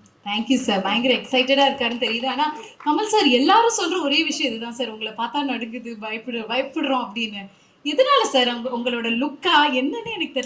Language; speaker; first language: Tamil; native; Tamil